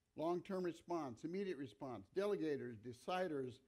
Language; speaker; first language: English; native; English